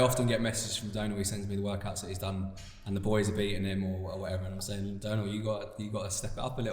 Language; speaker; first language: English; native; English